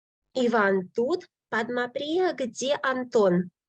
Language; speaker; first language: Russian; non-native, fluent; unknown